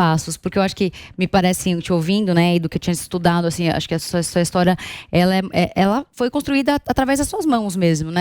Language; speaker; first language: Portuguese; native; Portuguese